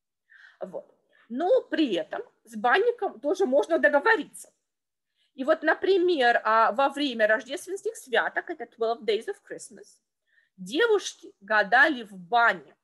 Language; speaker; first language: Russian; native; Russian